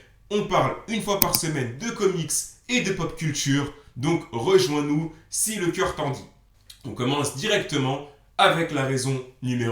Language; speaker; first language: French; native; French